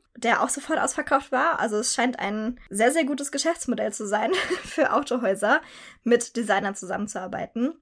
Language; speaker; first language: German; native; German